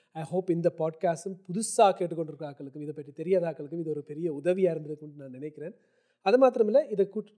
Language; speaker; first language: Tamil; early bilingual, heritage; Tamil